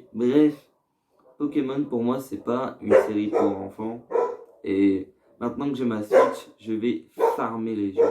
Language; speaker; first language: French; native; French